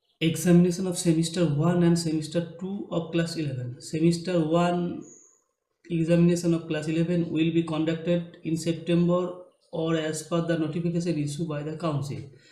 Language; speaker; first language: English; non-native, local second language; Bangla